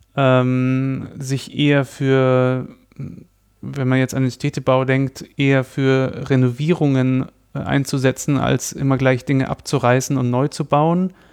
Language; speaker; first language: German; native; German